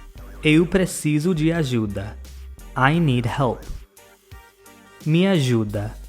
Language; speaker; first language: Portuguese; non-native, fluent; English